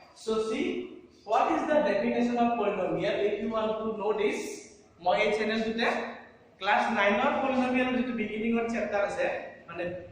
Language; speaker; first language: English; non-native, local second language; Assamese